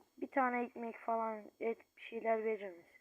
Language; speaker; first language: Turkish; native; Turkish